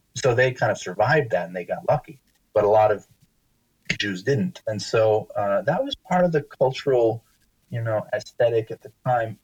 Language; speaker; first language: English; native; English